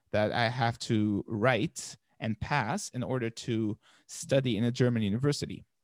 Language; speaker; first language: English; non-native, fluent; Arabic